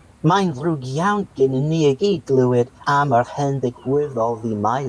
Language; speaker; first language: Welsh; non-native, learner; English